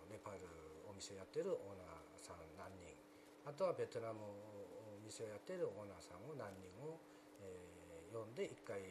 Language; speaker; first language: Japanese; non-native, fluent; Korean